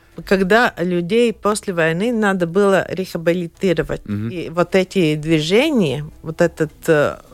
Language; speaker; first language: Russian; non-native, learner; Latvian